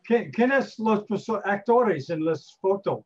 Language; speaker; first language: Spanish; non-native, learner; English